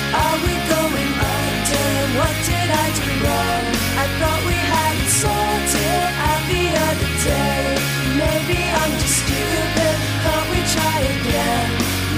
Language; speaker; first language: English; native; English